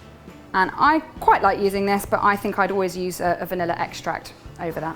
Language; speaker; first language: English; native; English